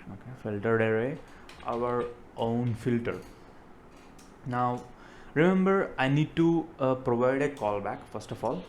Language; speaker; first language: English; non-native, local second language; Telugu